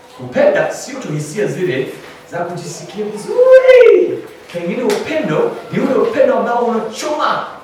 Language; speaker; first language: Swahili; non-native, fluent; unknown